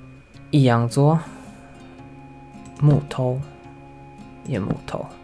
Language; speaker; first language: Chinese; non-native, learner; English